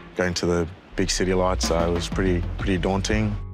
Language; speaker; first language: English; native; English